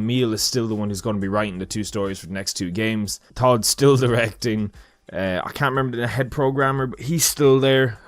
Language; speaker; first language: English; native; English